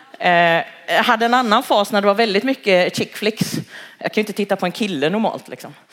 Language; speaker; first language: Swedish; early bilingual, other home language; Cantonese